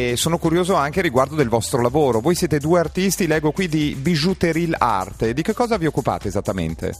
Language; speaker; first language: Italian; native; Italian